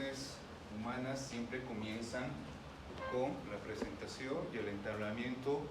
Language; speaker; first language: Spanish; native; Spanish